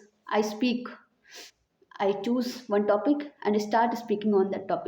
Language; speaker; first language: English; non-native, learner; Hindi